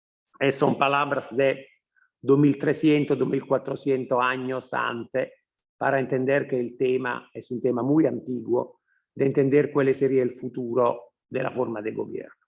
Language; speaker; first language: Spanish; non-native, fluent; Italian